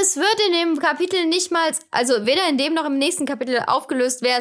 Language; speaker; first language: German; native; German